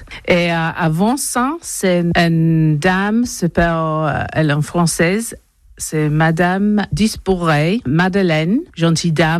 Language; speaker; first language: French; non-native, learner; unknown